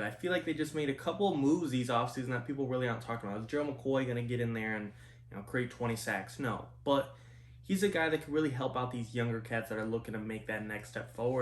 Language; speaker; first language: English; native; English